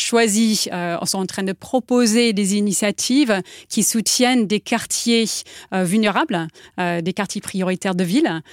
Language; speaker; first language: French; non-native, fluent; English